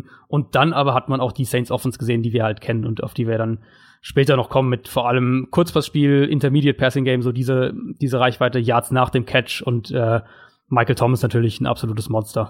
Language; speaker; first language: German; native; German